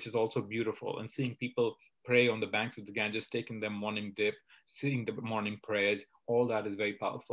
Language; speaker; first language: English; non-native, local second language; Hindi